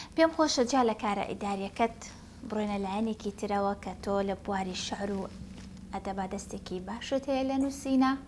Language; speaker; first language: Central Kurdish; native; Central Kurdish